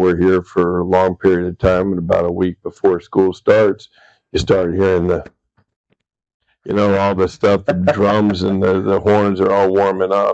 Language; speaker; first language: English; native; English